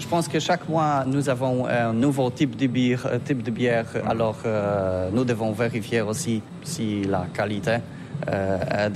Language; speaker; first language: French; non-native, learner; Polish